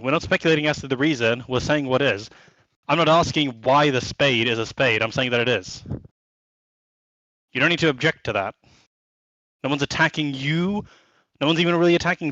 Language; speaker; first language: English; native; English